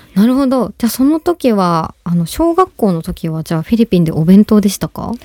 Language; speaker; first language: Japanese; native; Japanese